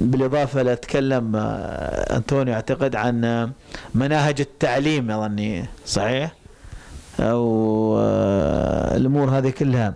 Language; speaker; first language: Arabic; native; Arabic